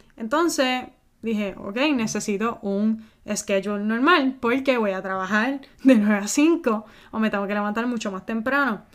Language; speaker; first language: Spanish; early bilingual, heritage; Spanish